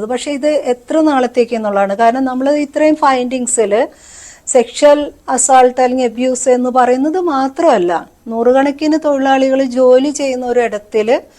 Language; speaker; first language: Malayalam; native; Malayalam